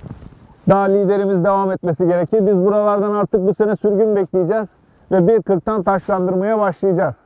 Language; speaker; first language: Turkish; native; Turkish